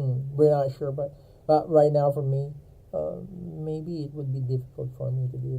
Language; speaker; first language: English; non-native, fluent; Filipino